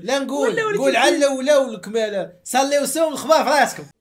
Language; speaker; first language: Arabic; native; Arabic